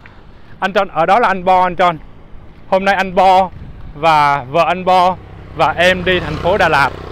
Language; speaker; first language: Vietnamese; non-native, learner; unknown